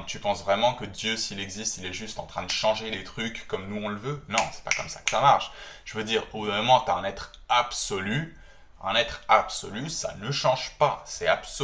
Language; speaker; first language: French; native; French